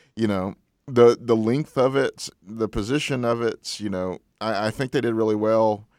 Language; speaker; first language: English; native; English